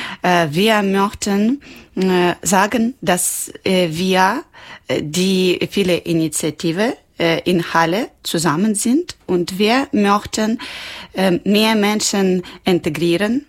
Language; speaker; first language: German; non-native, learner; Ukrainian